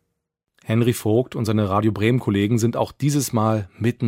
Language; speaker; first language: German; native; German